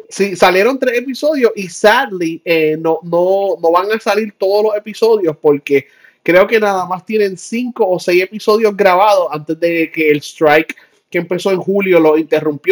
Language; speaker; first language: Spanish; early bilingual, heritage; Spanish